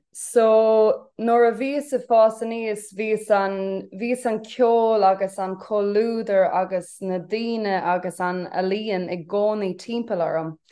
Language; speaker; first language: Irish; non-native, local second language; English